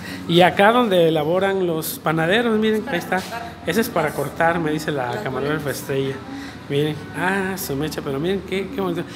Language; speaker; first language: Spanish; native; Spanish